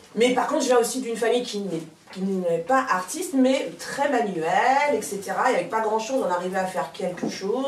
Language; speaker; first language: French; native; French